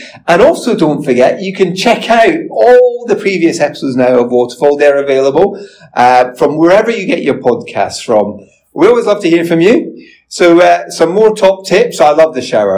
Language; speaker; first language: English; native; English